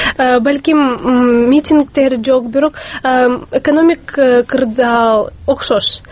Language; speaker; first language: Kyrgyz; non-native, local second language; Russian